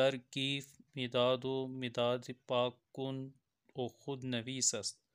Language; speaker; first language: Persian; non-native, fluent; Urdu